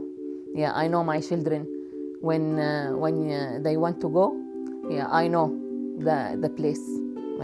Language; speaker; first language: English; non-native, learner; Arabic